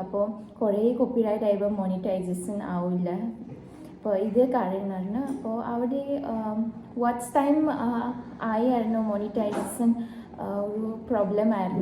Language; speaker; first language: Malayalam; non-native, learner; Bodo